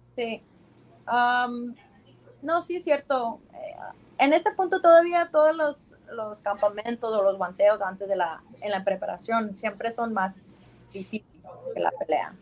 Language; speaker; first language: Spanish; early bilingual, heritage; Spanish